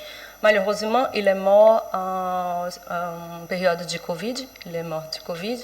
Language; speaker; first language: French; non-native, fluent; Portuguese